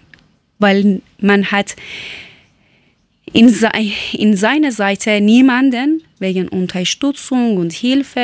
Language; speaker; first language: German; non-native, learner; Persian